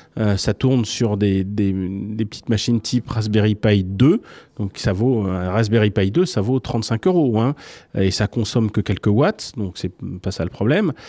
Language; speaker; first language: French; native; French